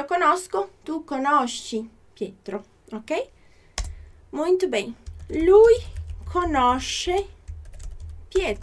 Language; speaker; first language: Italian; non-native, fluent; Portuguese